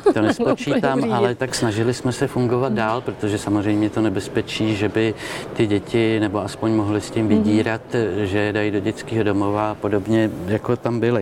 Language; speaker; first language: Czech; native; Czech